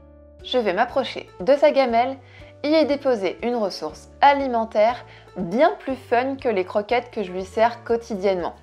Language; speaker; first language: French; native; French